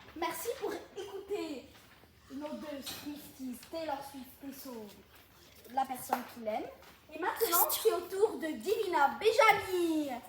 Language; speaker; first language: French; non-native, local second language; Arabic